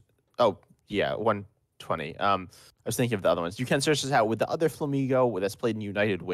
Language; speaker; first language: English; native; English